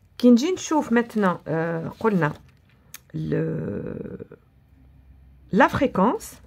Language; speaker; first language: French; non-native, local second language; Arabic